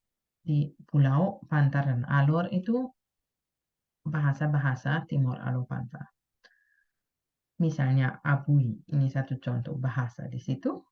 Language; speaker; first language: Indonesian; non-native, fluent; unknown